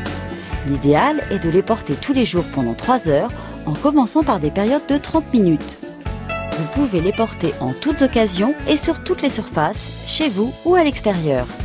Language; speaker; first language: French; native; French